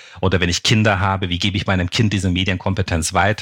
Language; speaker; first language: German; non-native, fluent; Turkish